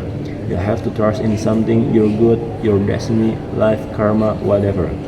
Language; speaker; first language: English; non-native, learner; Indonesian